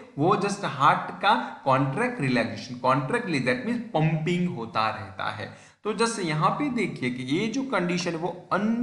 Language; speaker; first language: Hindi; non-native, local second language; Gujarati